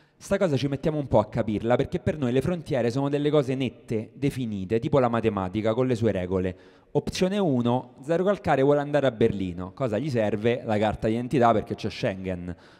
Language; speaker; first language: Italian; native; Italian